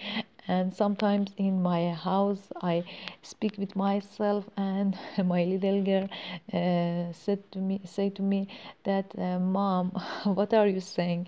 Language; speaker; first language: English; non-native, learner; Persian